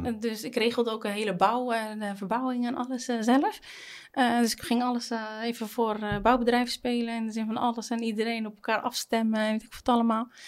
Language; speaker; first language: Dutch; native; Dutch